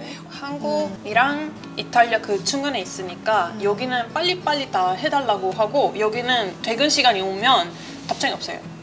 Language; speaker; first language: Korean; non-native, fluent; Italian